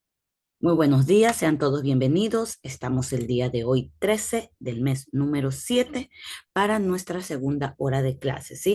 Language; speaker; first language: Spanish; native; Spanish